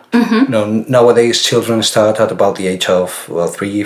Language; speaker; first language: English; non-native, fluent; Spanish